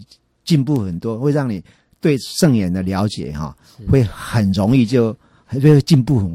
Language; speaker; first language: Chinese; native; Chinese